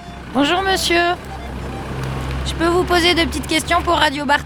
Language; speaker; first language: French; native; French